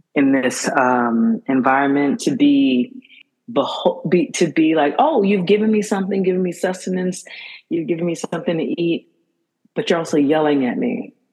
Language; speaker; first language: English; native; English